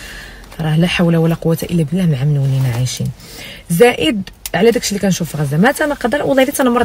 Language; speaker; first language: Arabic; native; Arabic